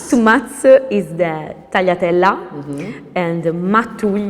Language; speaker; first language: English; non-native, learner; Italian